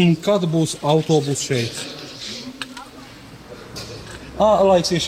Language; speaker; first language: Latvian; non-native, learner; Czech